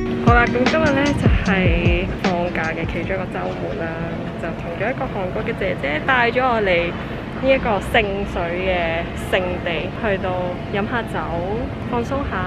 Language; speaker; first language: Cantonese; native; Cantonese